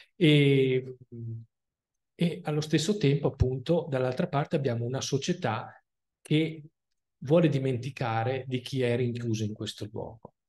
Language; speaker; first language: Italian; native; Italian